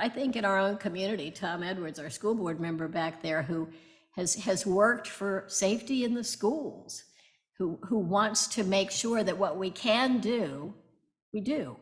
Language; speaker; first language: English; native; English